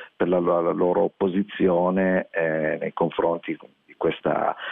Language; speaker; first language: Italian; non-native, fluent; Persian